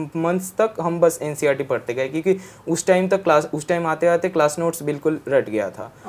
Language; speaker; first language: Hindi; non-native, local second language; Bangla